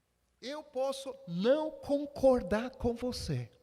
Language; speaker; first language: Portuguese; non-native, fluent; English